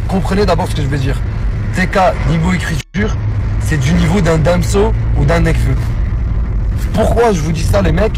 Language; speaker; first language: French; native; French